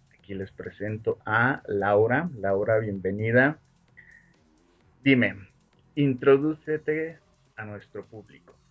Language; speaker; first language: Spanish; native; Spanish